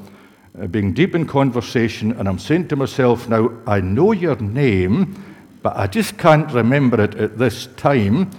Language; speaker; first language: English; native; English